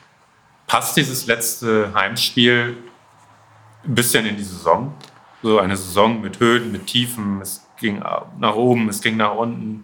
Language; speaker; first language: German; native; German